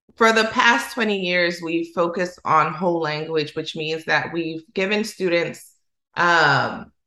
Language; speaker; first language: English; non-native, fluent; Spanish